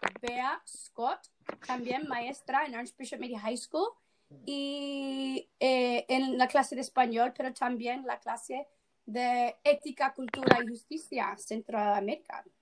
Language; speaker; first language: Spanish; non-native, fluent; English